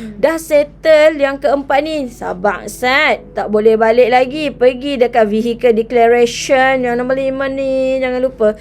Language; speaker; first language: Malay; native; Malay